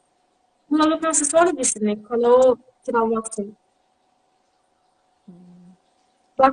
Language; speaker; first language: Indonesian; non-native, learner; Turkish